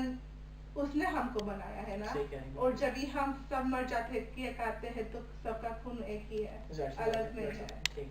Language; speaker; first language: Hindi; early bilingual, heritage; Hindi